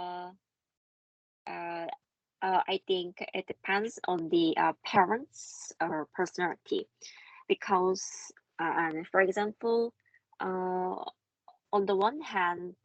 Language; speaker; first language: English; non-native, learner; Korean